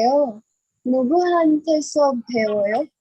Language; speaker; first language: Korean; non-native, learner; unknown